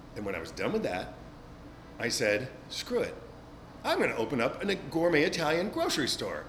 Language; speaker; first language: English; native; English